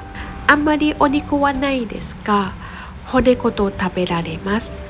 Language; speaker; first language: Japanese; non-native, fluent; Thai